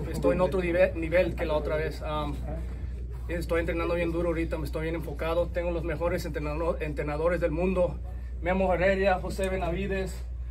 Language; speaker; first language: Spanish; early bilingual, heritage; Spanish